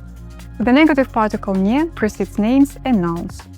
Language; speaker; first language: English; non-native, fluent; Russian